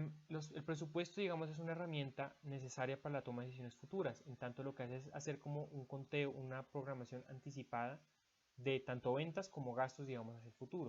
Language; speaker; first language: Spanish; native; Spanish